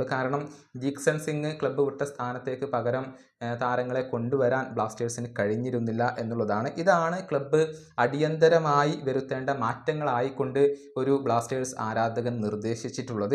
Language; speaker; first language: Malayalam; native; Malayalam